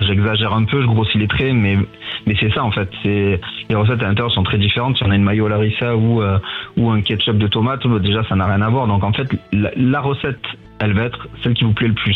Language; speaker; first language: French; native; French